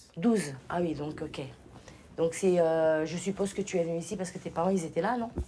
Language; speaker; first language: French; early bilingual, other home language; Portuguese